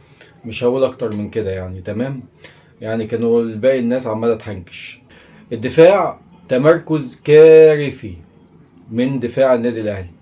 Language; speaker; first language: Arabic; native; Arabic